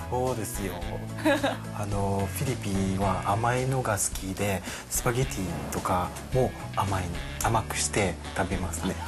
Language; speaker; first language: Japanese; non-native, fluent; Cebuano